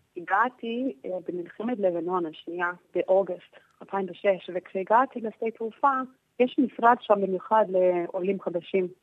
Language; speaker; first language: Hebrew; non-native, fluent; English